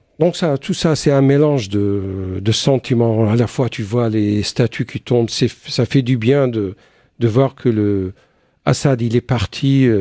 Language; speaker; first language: French; non-native, fluent; Arabic